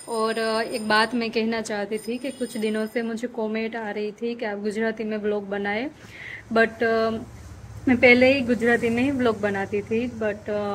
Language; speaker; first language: Hindi; non-native, local second language; Gujarati